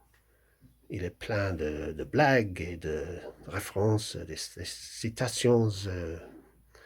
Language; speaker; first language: French; non-native, fluent; English